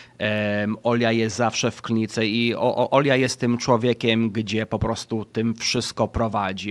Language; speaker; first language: Polish; early bilingual, heritage; Polish